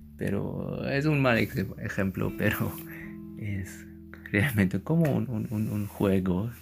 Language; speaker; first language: Spanish; non-native, learner; German